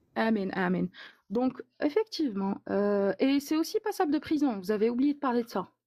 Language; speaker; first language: French; non-native, local second language; Arabic